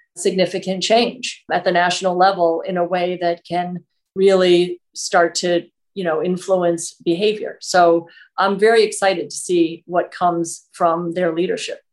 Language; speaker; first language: English; native; English